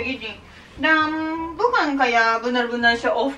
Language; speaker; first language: Indonesian; non-native, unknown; Japanese